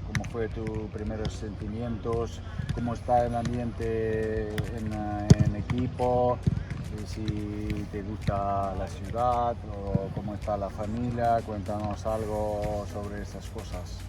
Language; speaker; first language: Spanish; non-native, fluent; Ukrainian